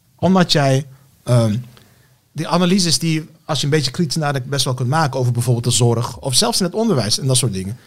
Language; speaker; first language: Dutch; native; Dutch